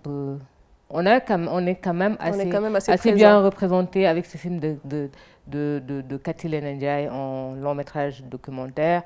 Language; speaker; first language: French; non-native, local second language; Wolof